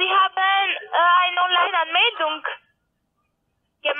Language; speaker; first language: German; non-native, learner; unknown